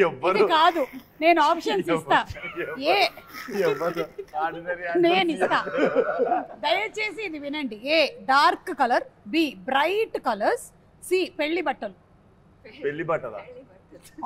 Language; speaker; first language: Telugu; native; Telugu